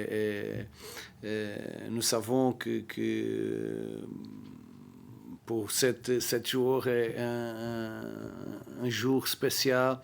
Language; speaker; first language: French; non-native, learner; Portuguese